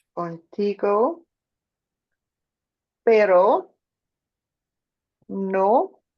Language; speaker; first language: Spanish; non-native, learner; English